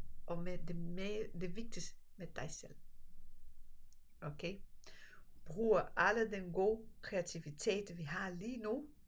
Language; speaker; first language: Danish; non-native, fluent; Portuguese